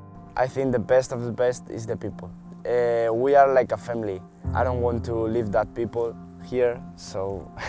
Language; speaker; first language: English; non-native, learner; Spanish